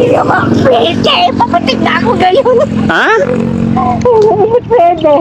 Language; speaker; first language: Filipino; non-native, local second language; Iloko